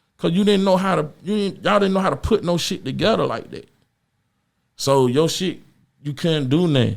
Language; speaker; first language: English; native; English